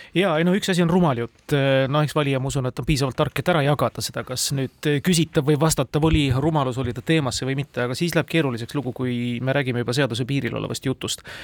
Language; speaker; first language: Estonian; native; Estonian